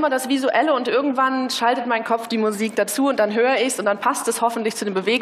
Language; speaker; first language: German; native; German